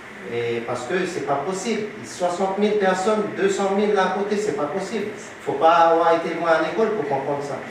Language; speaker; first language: French; native; French